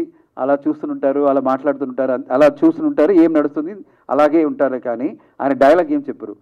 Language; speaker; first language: Telugu; non-native, fluent; Tamil